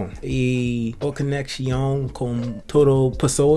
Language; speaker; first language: Portuguese; non-native, learner; English